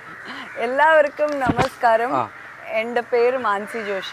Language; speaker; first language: Malayalam; non-native, learner; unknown